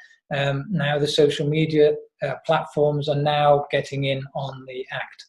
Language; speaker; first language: English; native; English